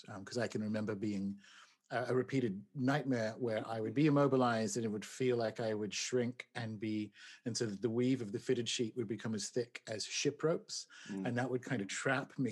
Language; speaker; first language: English; native; English